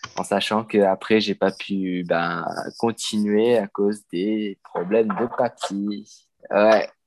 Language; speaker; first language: French; non-native, local second language; Morisyen